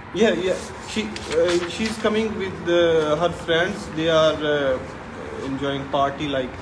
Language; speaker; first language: English; non-native, learner; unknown